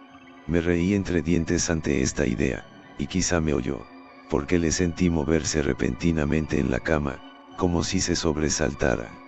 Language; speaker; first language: Spanish; native; Spanish